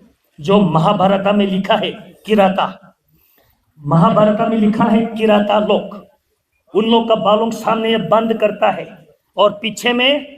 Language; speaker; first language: Hindi; non-native, local second language; Thado Chin